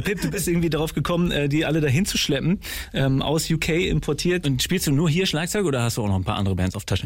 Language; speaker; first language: German; native; German